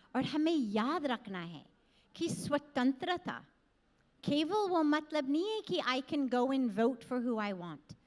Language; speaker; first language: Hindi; non-native, fluent; English